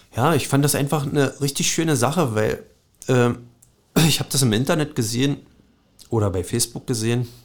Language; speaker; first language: German; native; German